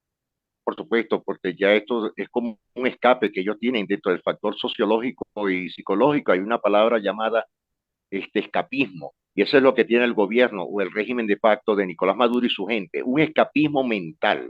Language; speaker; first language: Spanish; native; Spanish